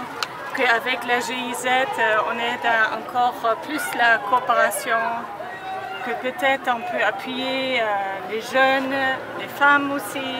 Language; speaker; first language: French; non-native, fluent; German